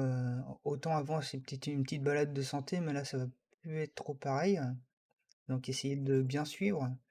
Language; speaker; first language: French; native; French